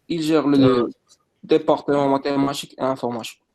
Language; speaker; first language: French; non-native, local second language; Arabic